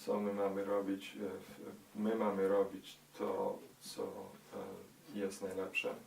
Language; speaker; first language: Polish; early bilingual, heritage; Polish